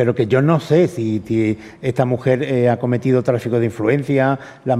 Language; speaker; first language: Spanish; native; Spanish